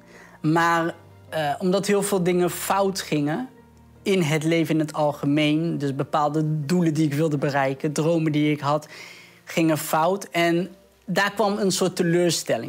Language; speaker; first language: Dutch; early bilingual, other home language; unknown